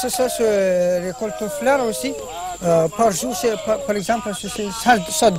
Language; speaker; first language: French; non-native, learner; Malagasy